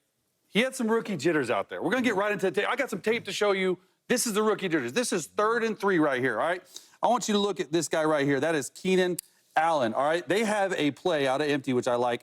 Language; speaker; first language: English; native; English